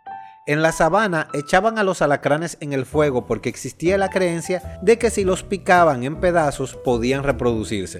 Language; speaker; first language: Spanish; native; Spanish